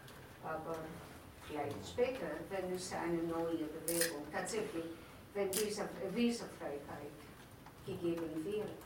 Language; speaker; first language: German; non-native, fluent; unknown